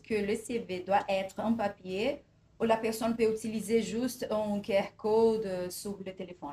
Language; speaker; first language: French; non-native, fluent; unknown